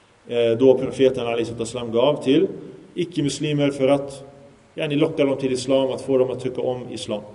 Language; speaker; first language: Swedish; early bilingual, other home language; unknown